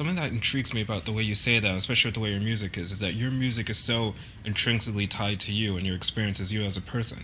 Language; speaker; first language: English; native; English